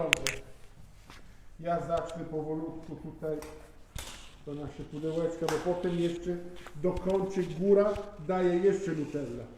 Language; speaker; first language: Polish; non-native, fluent; Italian